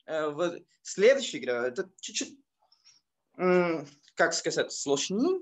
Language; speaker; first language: Russian; non-native, learner; Spanish